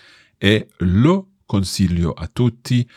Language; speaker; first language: Italian; non-native, fluent; English